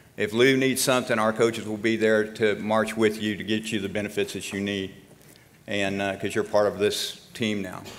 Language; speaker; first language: English; native; English